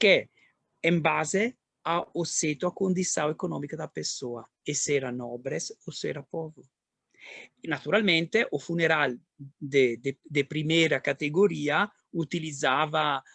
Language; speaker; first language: Portuguese; non-native, learner; Italian